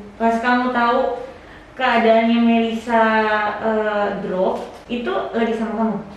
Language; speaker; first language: Indonesian; native; Indonesian